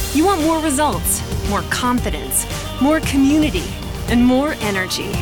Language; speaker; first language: English; native; English